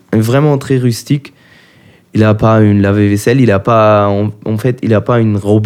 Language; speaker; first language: French; non-native, learner; German